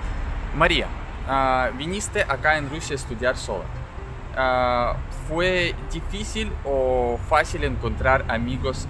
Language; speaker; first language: Spanish; non-native, learner; Russian